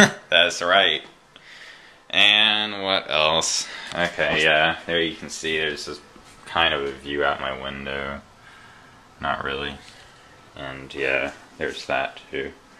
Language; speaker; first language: English; native; English